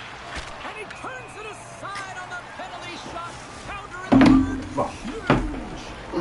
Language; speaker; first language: English; non-native, learner; Polish